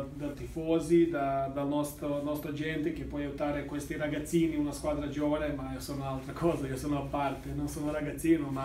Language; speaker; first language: Italian; non-native, learner; Serbian